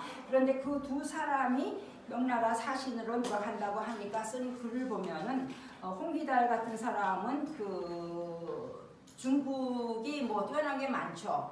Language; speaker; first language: Korean; native; Korean